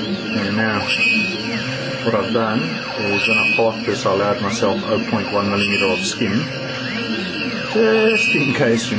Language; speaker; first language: English; native; English